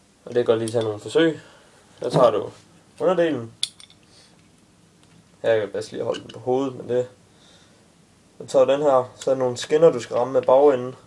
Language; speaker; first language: Danish; native; Danish